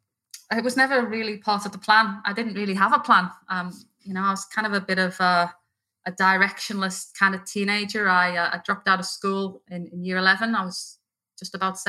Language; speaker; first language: English; native; English